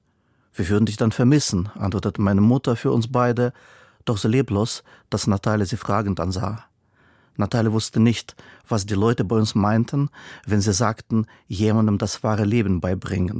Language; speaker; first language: German; non-native, fluent; Russian